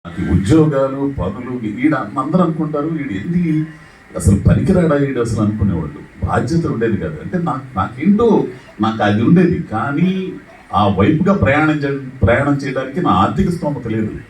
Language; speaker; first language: Telugu; native; Telugu